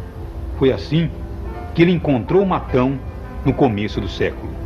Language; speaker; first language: Portuguese; native; Portuguese